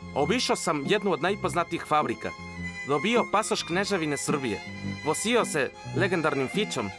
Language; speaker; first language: Croatian; non-native, fluent; Spanish